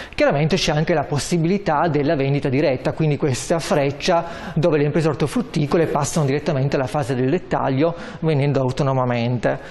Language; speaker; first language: Italian; native; Italian